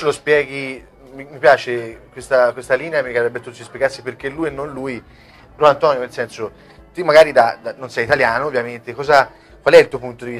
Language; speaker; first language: Italian; native; Italian